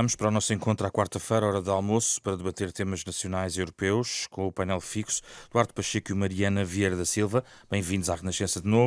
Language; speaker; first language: Portuguese; native; Portuguese